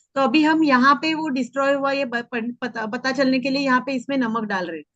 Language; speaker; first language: Hindi; non-native, local second language; Marathi